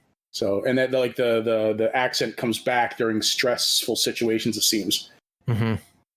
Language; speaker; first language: English; native; English